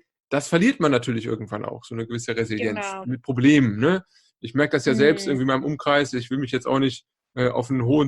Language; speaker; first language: German; native; German